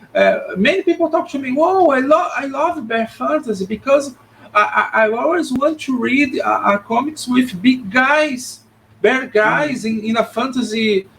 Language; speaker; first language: English; non-native, learner; Portuguese